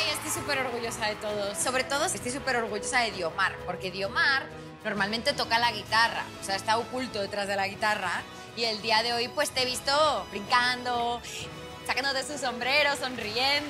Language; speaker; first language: Spanish; native; Spanish